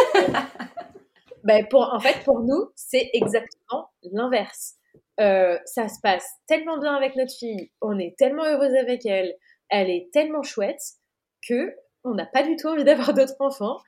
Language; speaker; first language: French; native; French